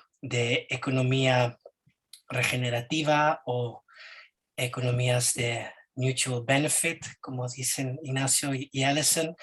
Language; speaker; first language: Spanish; early bilingual, heritage; Spanish